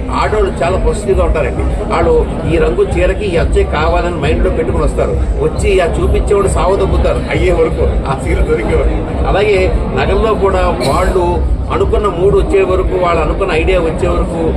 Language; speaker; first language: Telugu; native; Telugu